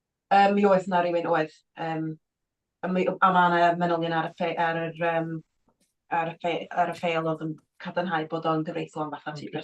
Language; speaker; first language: Welsh; native; Welsh